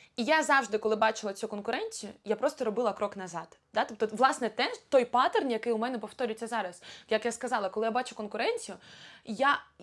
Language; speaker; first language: Ukrainian; non-native, local second language; Russian